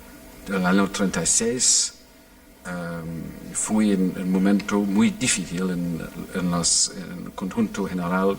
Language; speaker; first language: Spanish; non-native, fluent; English